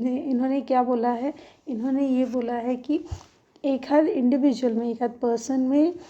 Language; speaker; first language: Hindi; non-native, local second language; Marathi